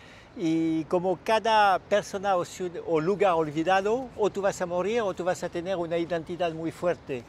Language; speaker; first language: Spanish; non-native, fluent; French